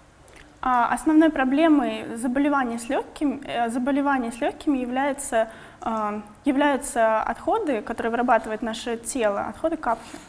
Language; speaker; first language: Russian; native; Russian